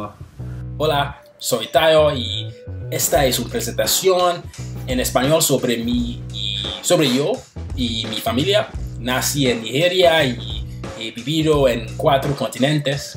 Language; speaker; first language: Spanish; non-native, learner; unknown